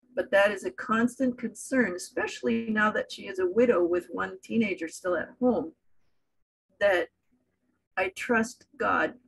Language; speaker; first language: English; native; English